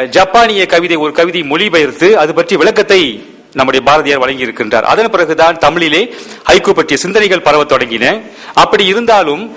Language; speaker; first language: Tamil; early bilingual, heritage; Tamil